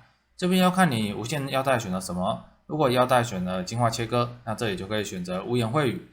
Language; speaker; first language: Chinese; native; Chinese